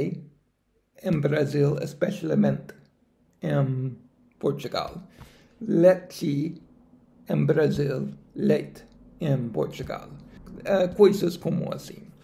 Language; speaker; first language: Portuguese; non-native, learner; English